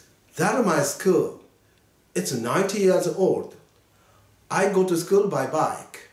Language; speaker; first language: English; non-native, fluent; Japanese